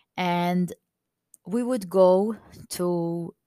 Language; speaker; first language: English; non-native, fluent; Maltese